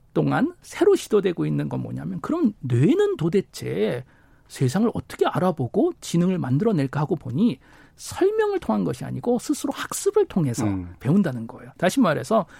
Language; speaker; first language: Korean; native; Korean